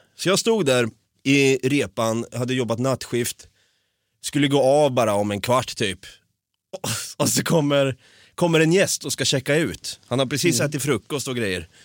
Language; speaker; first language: Swedish; native; Swedish